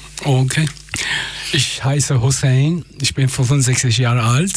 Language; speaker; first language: German; non-native, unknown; Persian